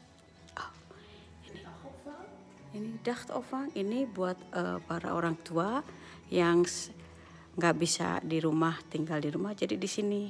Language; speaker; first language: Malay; non-native, local second language; Sundanese